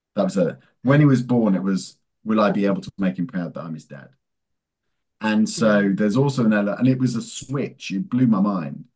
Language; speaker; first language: English; native; English